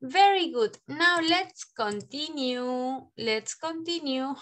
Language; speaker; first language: English; non-native, learner; Spanish